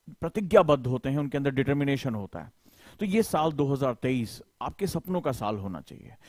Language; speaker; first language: Hindi; native; Hindi